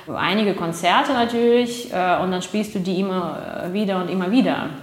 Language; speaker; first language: German; non-native, fluent; Russian